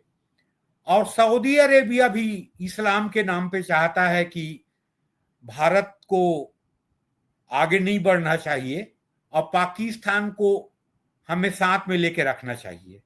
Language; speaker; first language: Hindi; native; Hindi